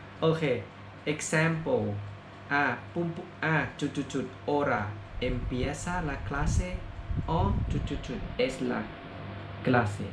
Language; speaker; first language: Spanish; non-native, learner; Thai